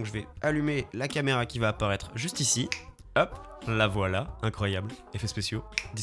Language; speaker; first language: French; native; French